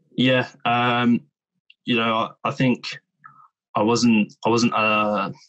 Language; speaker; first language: English; native; English